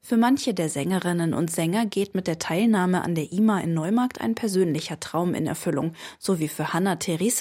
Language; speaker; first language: German; native; German